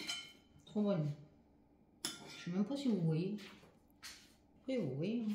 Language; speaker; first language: French; native; French